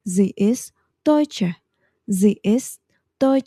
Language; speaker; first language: German; non-native, fluent; Indonesian